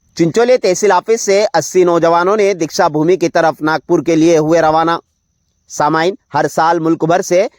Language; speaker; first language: Urdu; native; Urdu